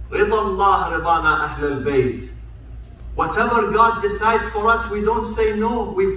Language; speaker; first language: English; non-native, fluent; Arabic